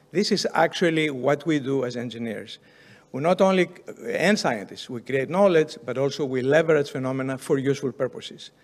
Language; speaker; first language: English; non-native, fluent; Greek